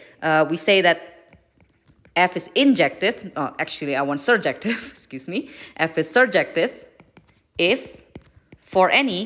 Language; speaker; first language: English; non-native, fluent; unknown